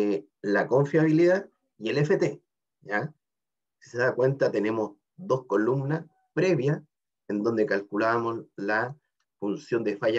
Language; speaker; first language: Spanish; native; Spanish